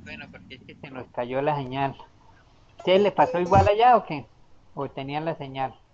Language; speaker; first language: Spanish; native; Spanish